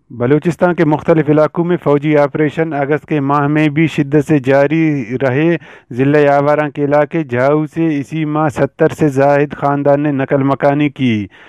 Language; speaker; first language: Urdu; non-native, local second language; Baluchi